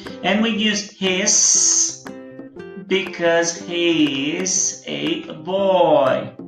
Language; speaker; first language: English; non-native, fluent; Portuguese